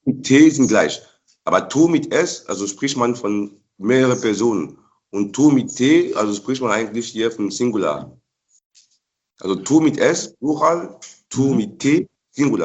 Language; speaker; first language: German; non-native, fluent; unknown